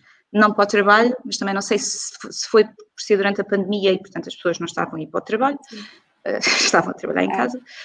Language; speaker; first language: Portuguese; native; Portuguese